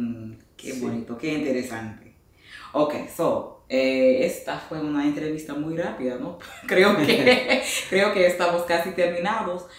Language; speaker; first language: Spanish; non-native, fluent; English